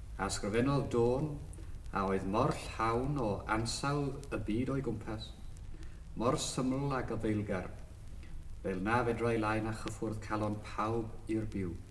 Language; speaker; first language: Welsh; non-native, local second language; English